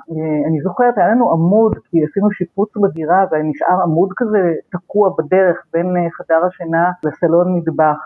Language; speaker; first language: Hebrew; native; Hebrew